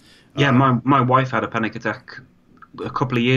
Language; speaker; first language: English; native; English